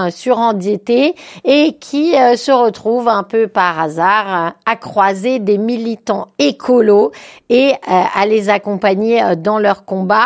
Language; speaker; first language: French; native; French